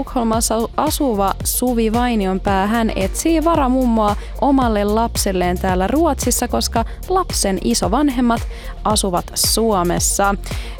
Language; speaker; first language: Finnish; native; Finnish